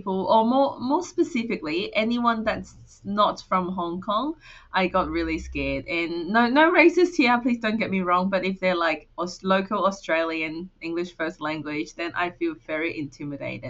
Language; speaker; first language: English; non-native, local second language; Cantonese